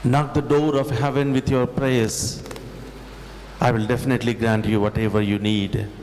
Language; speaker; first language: English; non-native, local second language; Telugu